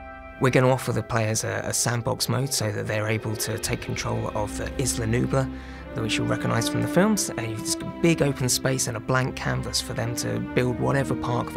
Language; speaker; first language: English; native; English